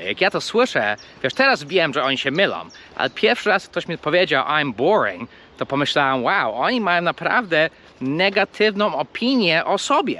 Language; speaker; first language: Polish; non-native, fluent; English